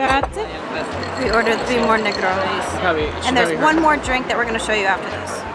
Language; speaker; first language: English; native; English